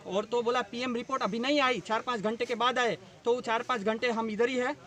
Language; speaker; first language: Hindi; non-native, local second language; Gujarati